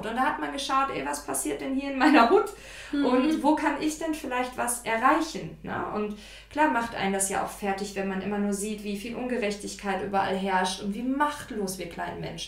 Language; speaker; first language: German; native; German